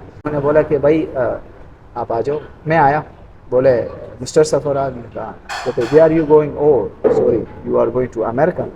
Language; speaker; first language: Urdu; non-native, local second language; Pashto